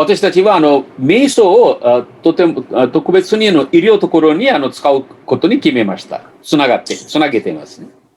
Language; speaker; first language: Japanese; non-native, learner; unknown